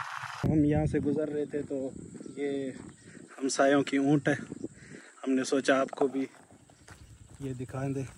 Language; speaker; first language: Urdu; non-native, local second language; Saraiki